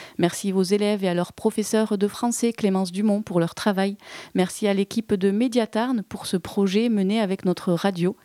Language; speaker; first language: French; native; French